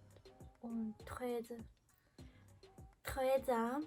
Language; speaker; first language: French; non-native, learner; Japanese